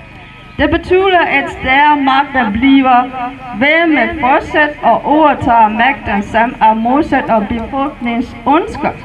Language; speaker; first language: Danish; non-native, learner; Burmese